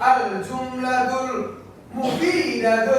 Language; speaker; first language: Arabic; non-native, learner; Indonesian